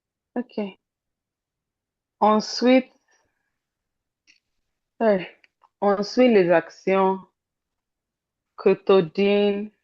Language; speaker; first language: French; non-native, learner; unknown